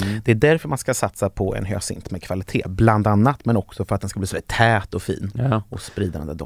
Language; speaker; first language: Swedish; native; Swedish